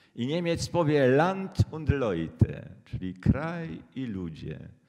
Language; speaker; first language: Polish; native; Polish